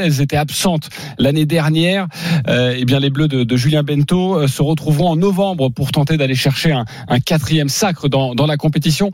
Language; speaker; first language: French; native; French